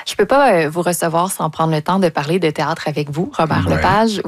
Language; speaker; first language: French; native; French